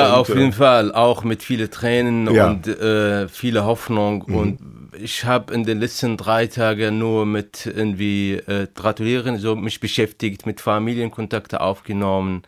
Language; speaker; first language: German; non-native, fluent; Arabic